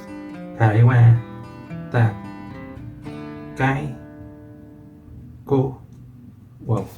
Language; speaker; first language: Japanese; non-native, learner; Vietnamese